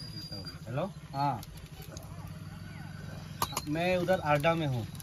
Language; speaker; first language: Hindi; non-native, local second language; Assamese